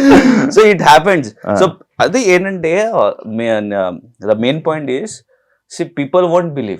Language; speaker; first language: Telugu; non-native, learner; Hindi